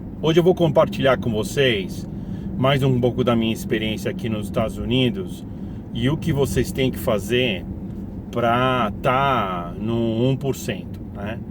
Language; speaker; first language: Portuguese; native; Portuguese